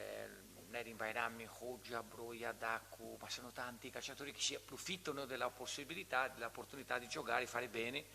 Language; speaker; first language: Italian; non-native, fluent; Portuguese